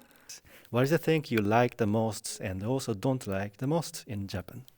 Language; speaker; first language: English; non-native, learner; Japanese